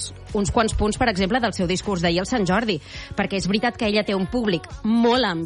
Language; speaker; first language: Catalan; native; Catalan